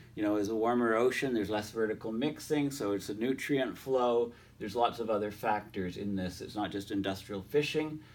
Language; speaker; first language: English; native; English